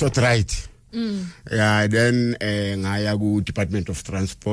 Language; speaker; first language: English; non-native, local second language; Zulu